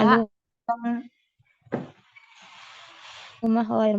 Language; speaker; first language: Arabic; non-native, fluent; Indonesian